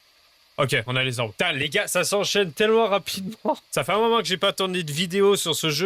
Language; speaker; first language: French; native; French